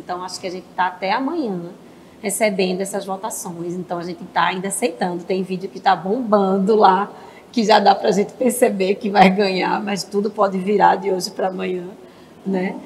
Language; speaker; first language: Portuguese; native; Portuguese